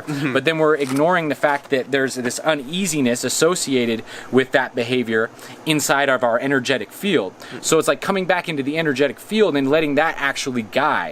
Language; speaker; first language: English; native; English